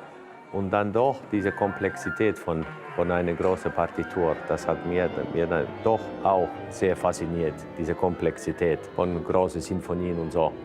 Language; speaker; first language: German; non-native, fluent; Finnish